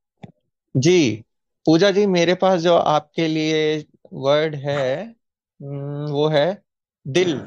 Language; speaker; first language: Hindi; native; Hindi